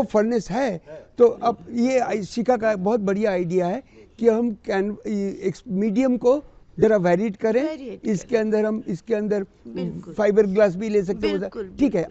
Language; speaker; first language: Hindi; native; Hindi